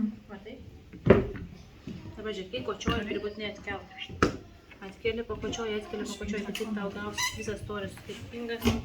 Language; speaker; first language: Lithuanian; native; Lithuanian